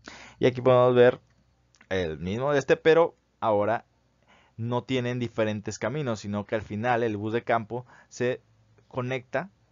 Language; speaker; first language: Spanish; native; Spanish